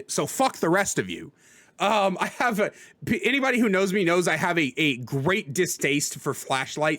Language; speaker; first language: English; native; English